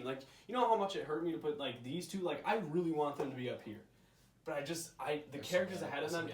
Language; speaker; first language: English; native; English